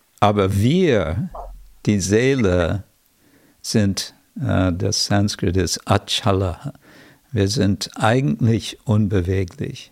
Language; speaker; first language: German; non-native, fluent; English